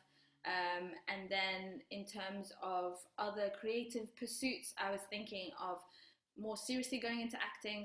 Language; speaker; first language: English; non-native, local second language; Kinyarwanda